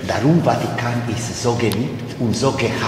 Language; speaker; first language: German; non-native, learner; Italian